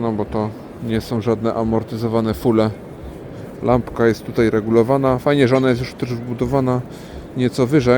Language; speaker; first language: Polish; native; Polish